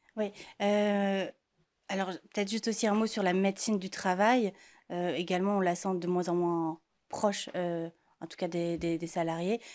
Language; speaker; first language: French; native; French